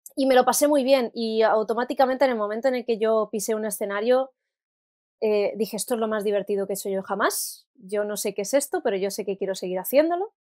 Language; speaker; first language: Spanish; native; Spanish